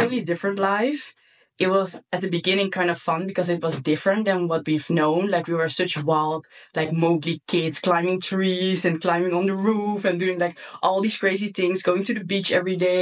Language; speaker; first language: English; non-native, fluent; Dutch